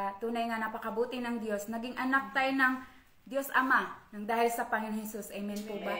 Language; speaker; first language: Filipino; non-native, local second language; Cebuano